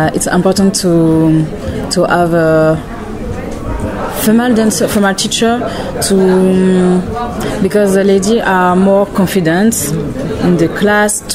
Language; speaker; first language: English; non-native, learner; French